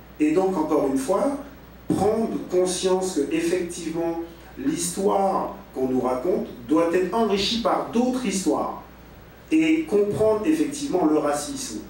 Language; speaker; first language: French; native; French